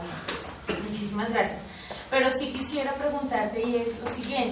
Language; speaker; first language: Spanish; native; Spanish